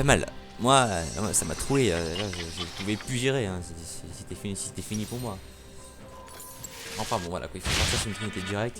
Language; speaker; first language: French; native; French